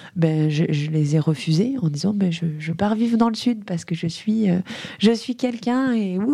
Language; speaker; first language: French; native; French